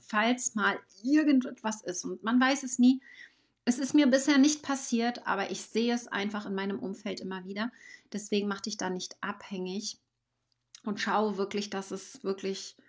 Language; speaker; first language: German; native; German